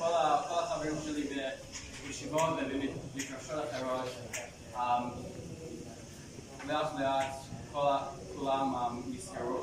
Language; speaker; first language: Hebrew; non-native, fluent; English